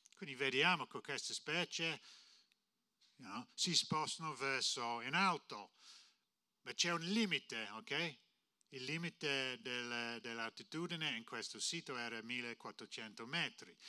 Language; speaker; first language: Italian; non-native, fluent; English